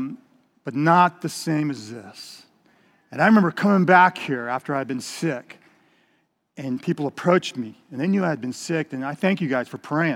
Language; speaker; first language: English; native; English